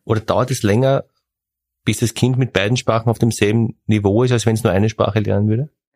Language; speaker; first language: German; native; German